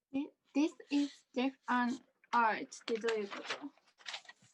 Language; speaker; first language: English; non-native, learner; Japanese